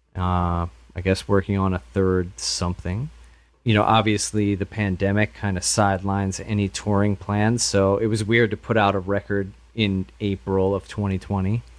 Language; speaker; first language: English; native; English